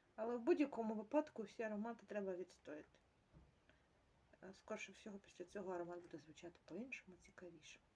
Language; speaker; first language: Ukrainian; native; Ukrainian